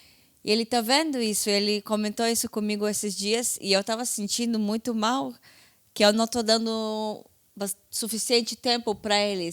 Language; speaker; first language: Portuguese; non-native, fluent; Hebrew